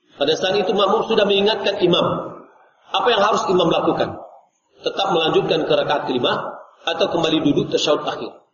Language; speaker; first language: Indonesian; non-native, local second language; Minangkabau